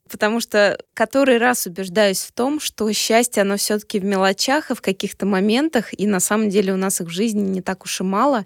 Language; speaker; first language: Russian; native; Russian